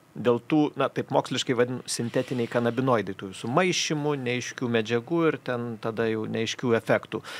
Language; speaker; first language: Lithuanian; native; Lithuanian